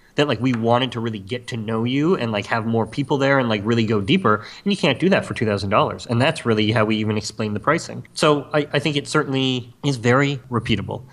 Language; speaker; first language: English; native; English